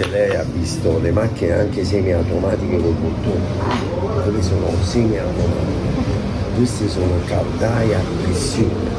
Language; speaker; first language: Italian; native; Italian